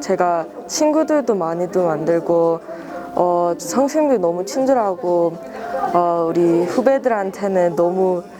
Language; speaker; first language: Korean; early bilingual, heritage; Korean